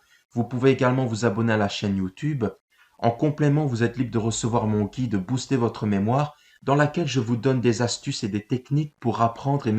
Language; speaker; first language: French; native; French